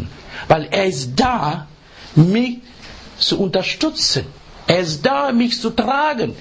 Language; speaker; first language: German; non-native, learner; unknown